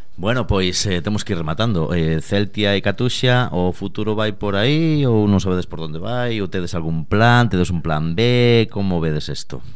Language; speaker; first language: Galician; native; Galician